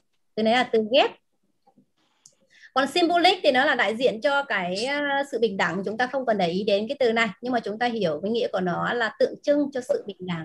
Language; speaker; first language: Vietnamese; native; Vietnamese